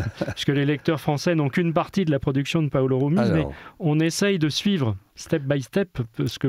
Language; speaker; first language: French; native; French